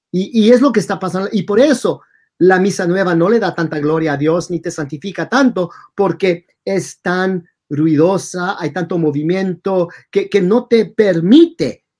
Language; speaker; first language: Spanish; early bilingual, heritage; Spanish